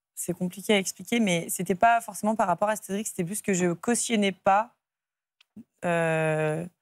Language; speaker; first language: French; native; French